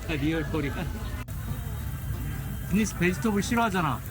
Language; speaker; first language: Korean; native; Korean